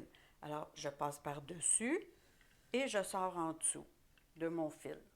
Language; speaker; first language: French; native; French